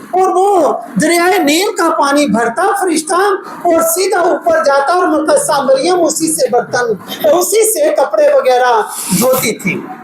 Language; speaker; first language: Urdu; non-native, local second language; Punjabi